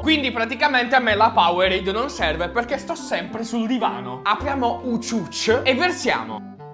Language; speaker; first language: Italian; native; Italian